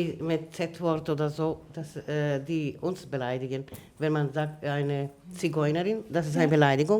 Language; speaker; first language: German; non-native, learner; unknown